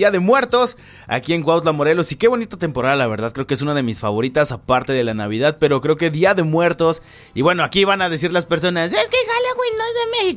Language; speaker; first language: Spanish; native; Spanish